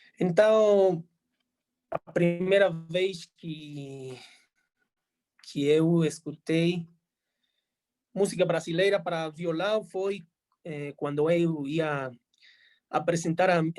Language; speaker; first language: Portuguese; non-native, fluent; Spanish